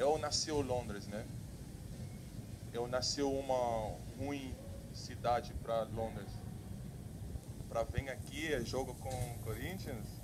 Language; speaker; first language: Portuguese; non-native, learner; English